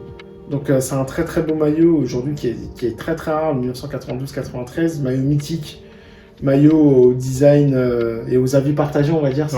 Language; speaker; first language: French; native; French